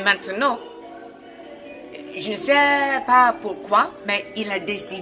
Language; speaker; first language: French; non-native, learner; English